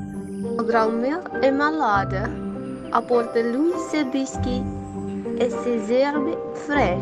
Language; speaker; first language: French; non-native, learner; Indonesian